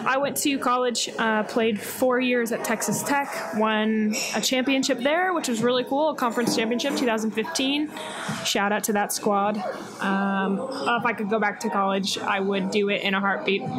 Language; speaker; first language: English; native; English